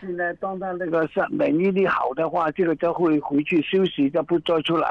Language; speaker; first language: Chinese; native; Chinese